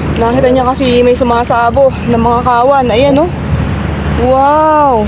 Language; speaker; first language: Filipino; native; Filipino